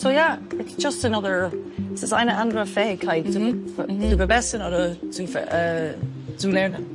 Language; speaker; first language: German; non-native, fluent; English